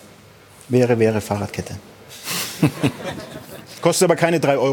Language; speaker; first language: German; native; German